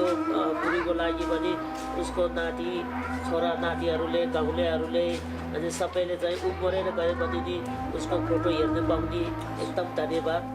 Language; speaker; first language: Nepali; non-native, local second language; Tibetan